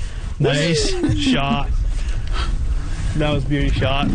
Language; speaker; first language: English; native; English